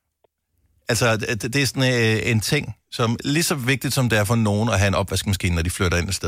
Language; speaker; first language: Danish; native; Danish